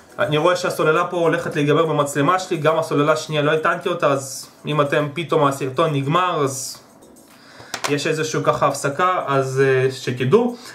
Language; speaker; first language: Hebrew; early bilingual, other home language; Russian